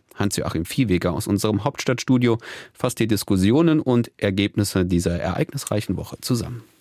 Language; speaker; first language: German; native; German